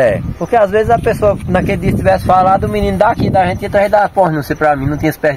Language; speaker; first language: Portuguese; native; Portuguese